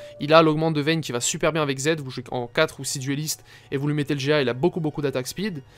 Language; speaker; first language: French; native; French